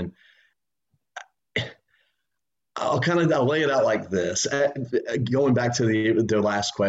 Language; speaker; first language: English; native; English